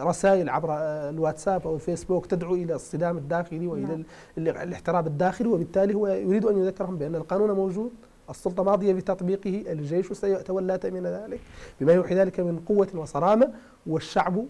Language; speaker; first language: Arabic; native; Arabic